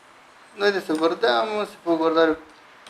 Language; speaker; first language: Italian; non-native, fluent; Romanian